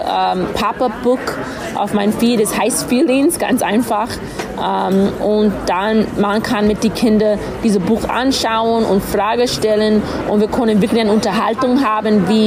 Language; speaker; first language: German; non-native, learner; English